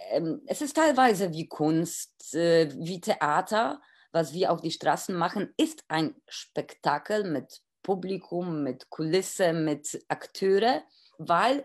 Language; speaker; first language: German; non-native, fluent; Polish